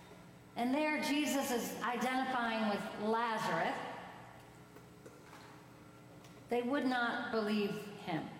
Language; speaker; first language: English; native; English